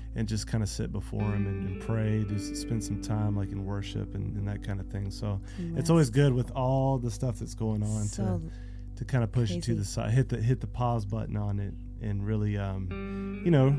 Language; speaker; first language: English; native; English